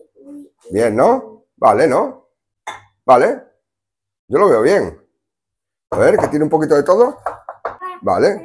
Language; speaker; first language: Spanish; native; Spanish